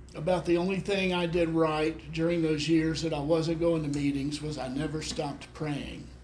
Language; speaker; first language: English; native; English